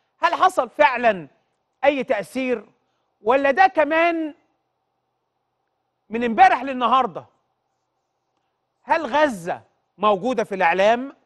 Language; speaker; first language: Arabic; native; Arabic